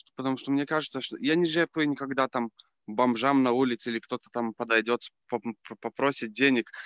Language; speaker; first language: Russian; non-native, fluent; Latvian